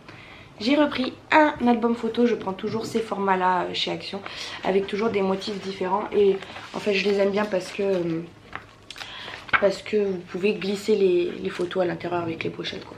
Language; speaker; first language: French; native; French